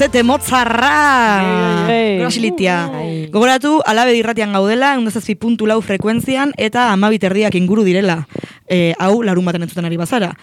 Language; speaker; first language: Basque; non-native, local second language; Spanish